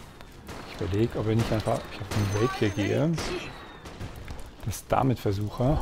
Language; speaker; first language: German; native; German